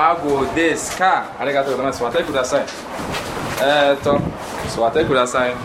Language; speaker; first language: Japanese; non-native, fluent; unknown